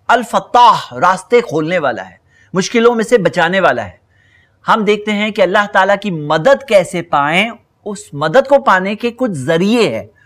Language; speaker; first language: Hindi; native; Hindi